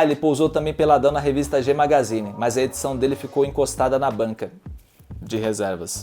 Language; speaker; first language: Portuguese; native; Portuguese